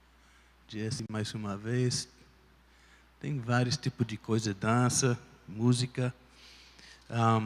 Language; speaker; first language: Portuguese; non-native, fluent; English